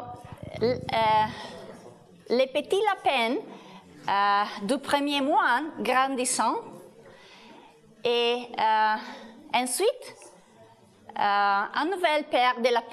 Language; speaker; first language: French; non-native, learner; Italian